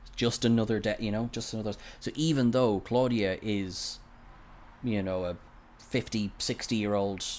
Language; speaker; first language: English; native; English